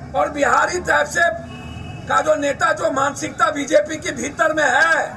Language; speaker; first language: Hindi; native; Hindi